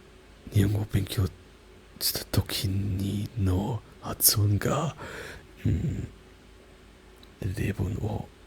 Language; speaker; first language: Japanese; non-native, learner; German